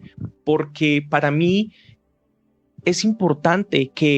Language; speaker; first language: Spanish; native; Spanish